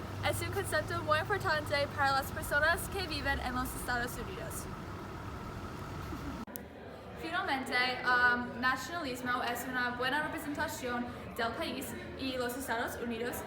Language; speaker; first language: Spanish; non-native, learner; English